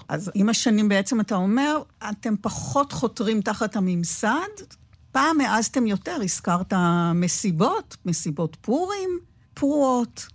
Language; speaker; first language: Hebrew; native; Hebrew